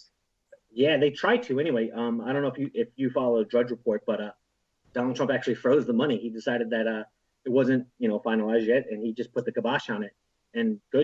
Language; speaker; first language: English; native; English